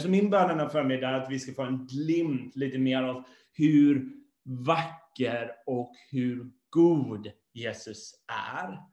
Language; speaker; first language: Swedish; non-native, fluent; English